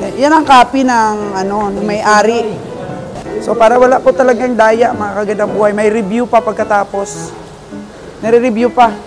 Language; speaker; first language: Filipino; non-native, local second language; Cebuano